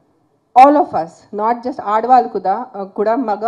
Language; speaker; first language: Telugu; non-native, local second language; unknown